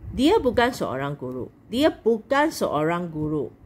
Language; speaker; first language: Malay; non-native, local second language; Chinese